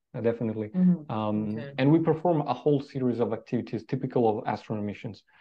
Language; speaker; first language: English; non-native, fluent; Italian